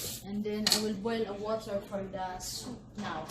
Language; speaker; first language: English; non-native, local second language; Filipino